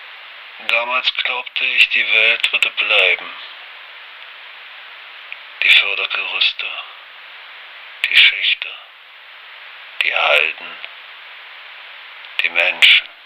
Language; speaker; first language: German; native; German